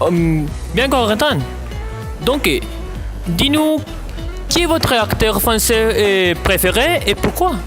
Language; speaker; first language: French; non-native, learner; Spanish